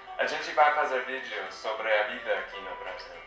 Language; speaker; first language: Portuguese; non-native, learner; English